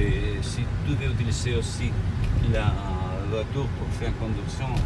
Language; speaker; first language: French; non-native, learner; Spanish